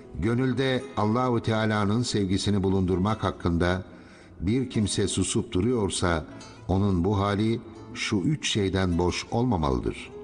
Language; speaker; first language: Turkish; native; Turkish